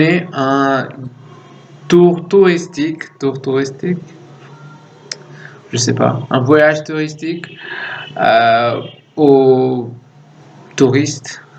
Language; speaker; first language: French; non-native, fluent; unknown